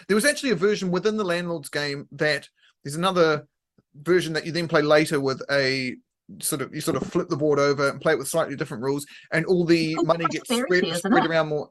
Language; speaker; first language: English; native; English